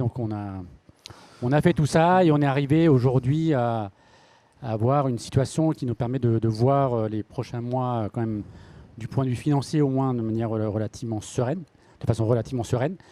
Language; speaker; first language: French; native; French